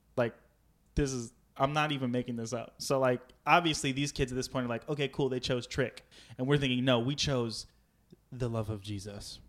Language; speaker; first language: English; native; English